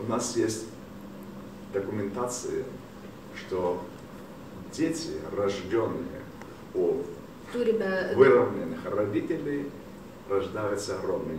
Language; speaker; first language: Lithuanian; non-native, learner; Russian